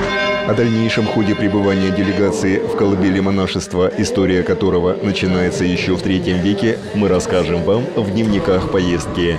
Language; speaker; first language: Russian; native; Russian